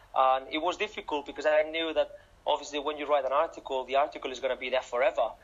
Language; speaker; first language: English; non-native, fluent; Catalan